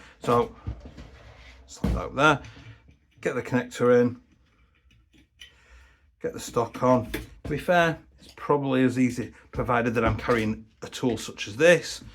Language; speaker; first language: English; native; English